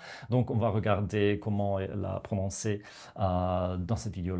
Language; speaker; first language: French; non-native, fluent; Norwegian